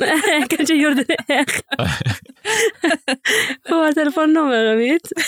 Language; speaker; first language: Norwegian; early bilingual, other home language; Persian